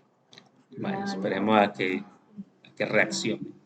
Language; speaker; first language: Spanish; native; Spanish